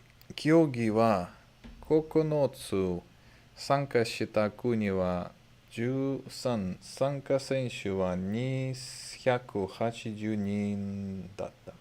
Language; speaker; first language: Japanese; non-native, learner; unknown